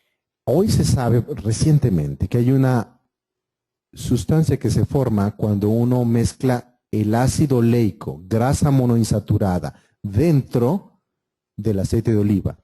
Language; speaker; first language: Spanish; native; Spanish